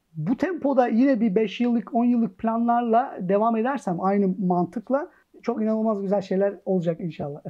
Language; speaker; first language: Turkish; early bilingual, heritage; Turkish